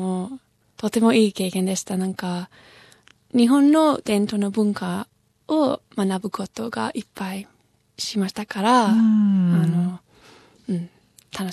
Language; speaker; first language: Japanese; non-native, fluent; English